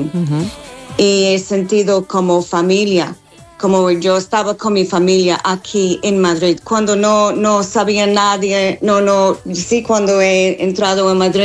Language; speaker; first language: Spanish; non-native, fluent; English